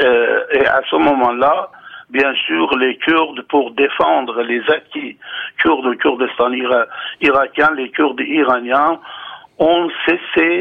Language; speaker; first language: French; non-native, fluent; Kurdish